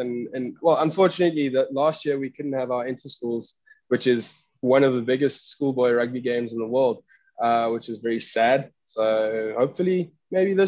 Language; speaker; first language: English; non-native, local second language; Afrikaans